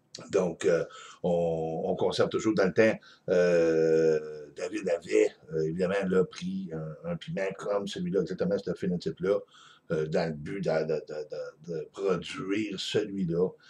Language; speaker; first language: French; native; French